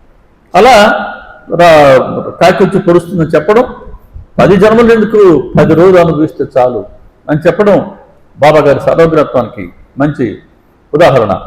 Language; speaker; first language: Telugu; native; Telugu